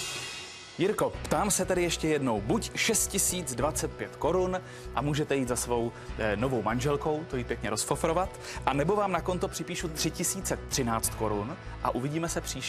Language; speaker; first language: Czech; native; Czech